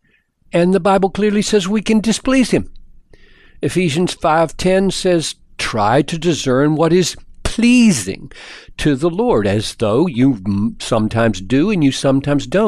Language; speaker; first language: English; native; English